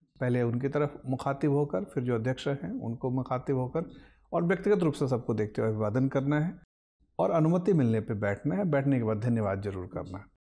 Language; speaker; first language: Hindi; native; Hindi